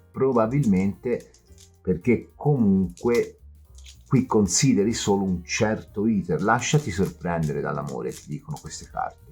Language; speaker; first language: Italian; native; Italian